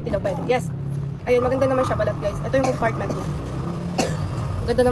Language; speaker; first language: Filipino; native; Filipino